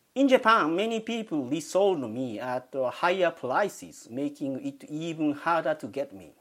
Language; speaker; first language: English; non-native, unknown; Japanese